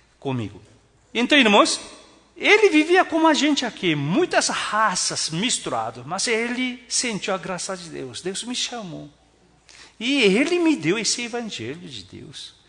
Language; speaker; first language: Portuguese; non-native, fluent; Korean